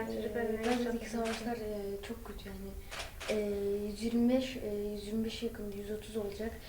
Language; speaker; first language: Turkish; early bilingual, other home language; Arabic